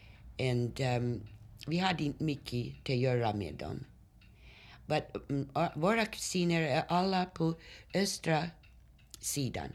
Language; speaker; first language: Swedish; early bilingual, heritage; Swedish